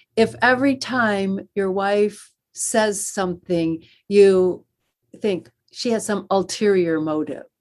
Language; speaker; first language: English; native; English